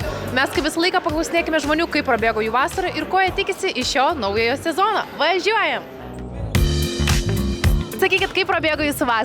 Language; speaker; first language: Lithuanian; native; Lithuanian